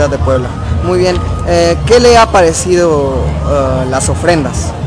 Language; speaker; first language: Spanish; native; Spanish